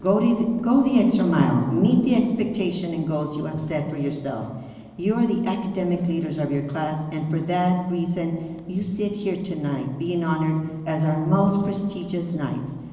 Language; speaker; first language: English; early bilingual, other home language; Spanish